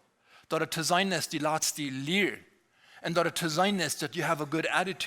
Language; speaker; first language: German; non-native, learner; Low German